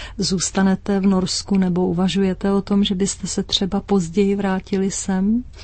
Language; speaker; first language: Czech; native; Czech